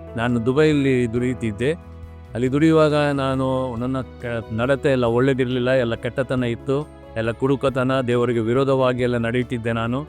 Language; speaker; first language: Kannada; non-native, local second language; Konkani